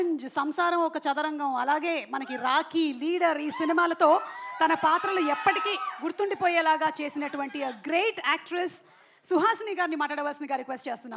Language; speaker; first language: Telugu; native; Telugu